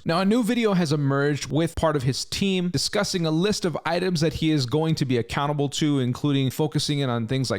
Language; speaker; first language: English; native; English